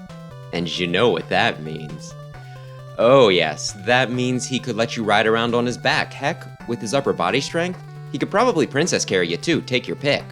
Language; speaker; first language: English; native; English